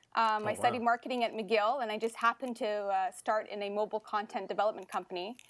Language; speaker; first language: English; native; English